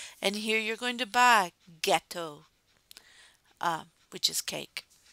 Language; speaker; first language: English; native; English